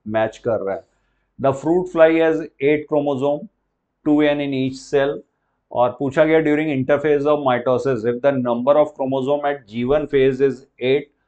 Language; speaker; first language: Hindi; native; Hindi